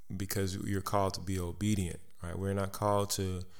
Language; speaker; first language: English; native; English